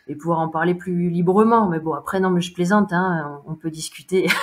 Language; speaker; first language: French; native; French